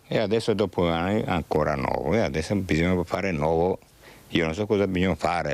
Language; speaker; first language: Italian; non-native, learner; Macedonian